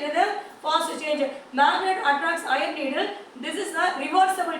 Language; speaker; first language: English; non-native, local second language; Tamil